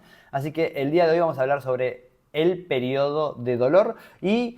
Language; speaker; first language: Spanish; native; Spanish